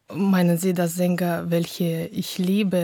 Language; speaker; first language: German; non-native, fluent; Russian